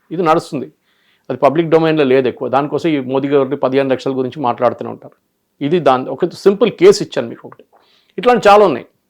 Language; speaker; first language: Telugu; early bilingual, other home language; Malayalam